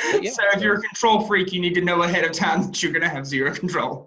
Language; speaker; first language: English; native; English